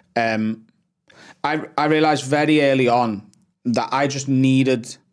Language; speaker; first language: English; native; English